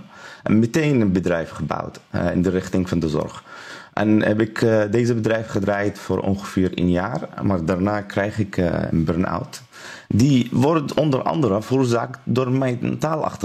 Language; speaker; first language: Dutch; non-native, learner; Arabic